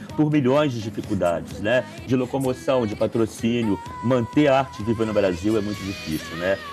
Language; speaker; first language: Portuguese; native; Portuguese